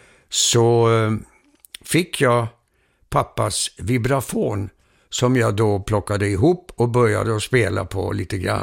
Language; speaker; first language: Swedish; early bilingual, heritage; Swedish